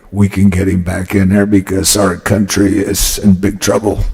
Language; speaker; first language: English; early bilingual, other home language; Spanish